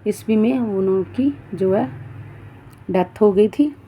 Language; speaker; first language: Hindi; non-native, local second language; Punjabi